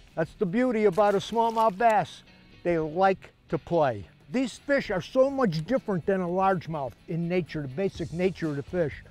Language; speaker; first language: English; native; English